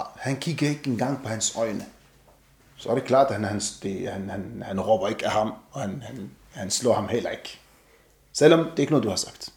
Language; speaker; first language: Danish; non-native, fluent; Arabic